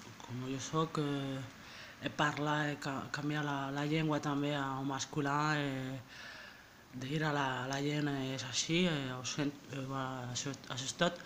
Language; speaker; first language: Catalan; non-native, learner; French